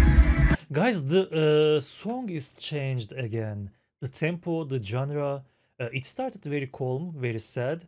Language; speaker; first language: English; non-native, fluent; Turkish